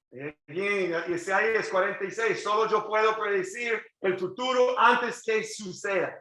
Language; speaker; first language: Spanish; non-native, learner; English